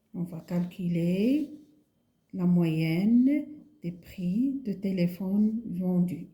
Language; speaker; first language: French; non-native, local second language; Arabic